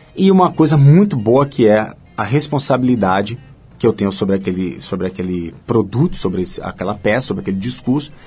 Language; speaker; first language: Portuguese; native; Portuguese